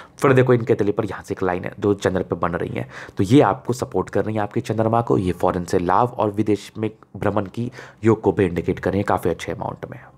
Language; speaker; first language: Hindi; native; Hindi